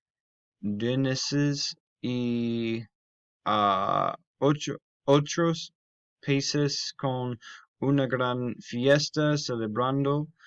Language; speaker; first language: Spanish; non-native, learner; English